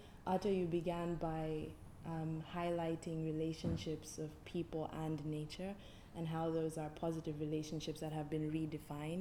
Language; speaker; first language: English; non-native, local second language; Nyanja